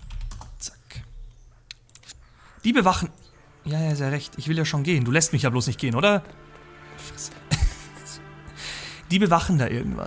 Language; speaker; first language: German; native; German